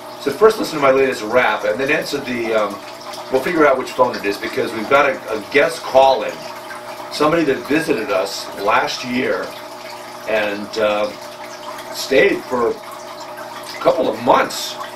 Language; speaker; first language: English; native; English